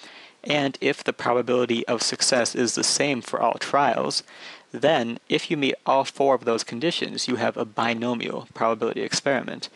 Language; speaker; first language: English; native; English